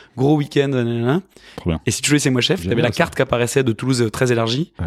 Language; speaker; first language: French; native; French